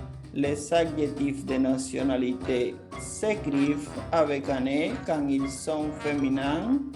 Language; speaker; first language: French; non-native, fluent; Portuguese